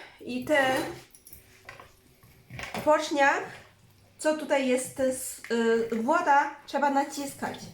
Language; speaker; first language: Polish; non-native, learner; Chinese